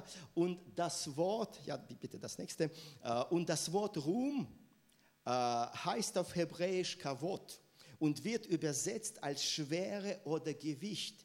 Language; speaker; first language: German; non-native, fluent; Russian